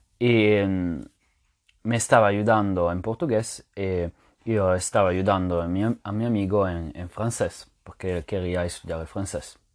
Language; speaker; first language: Spanish; non-native, fluent; French